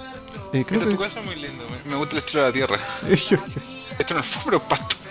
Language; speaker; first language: Spanish; non-native, learner; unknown